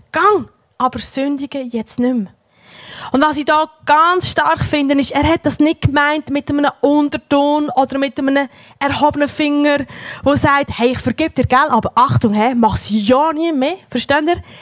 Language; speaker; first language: German; native; German